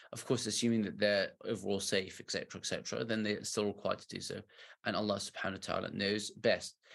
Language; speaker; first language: English; native; English